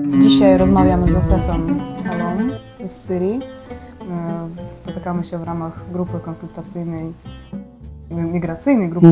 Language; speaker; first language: Polish; non-native, fluent; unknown